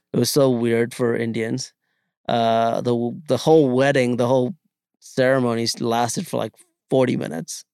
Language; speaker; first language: English; non-native, local second language; Malayalam